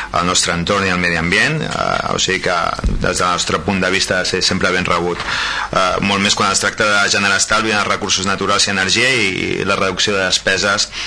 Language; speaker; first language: Catalan; native; Catalan